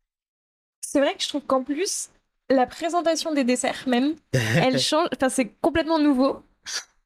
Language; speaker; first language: French; native; French